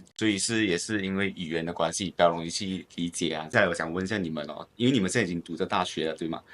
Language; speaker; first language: Chinese; native; Chinese